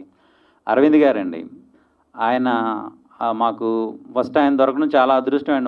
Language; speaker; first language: Telugu; native; Telugu